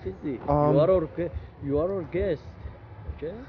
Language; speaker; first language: English; non-native, learner; Persian